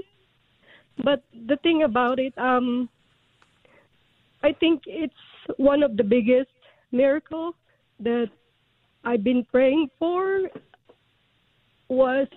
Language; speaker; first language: English; non-native, local second language; Filipino